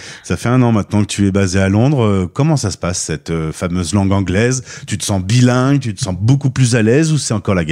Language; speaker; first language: French; native; French